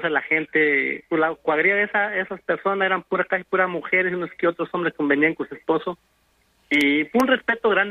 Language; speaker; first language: Spanish; non-native, local second language; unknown